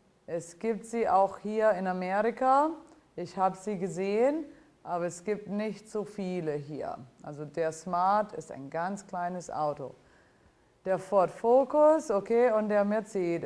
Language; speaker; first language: German; non-native, fluent; Italian